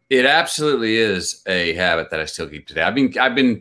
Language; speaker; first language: English; native; English